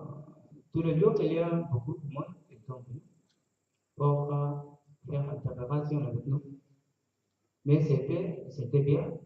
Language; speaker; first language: French; non-native, learner; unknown